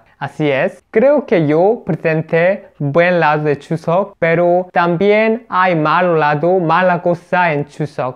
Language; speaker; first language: Spanish; non-native, learner; Korean